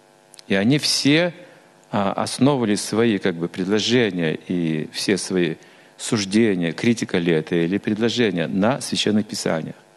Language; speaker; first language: Russian; native; Russian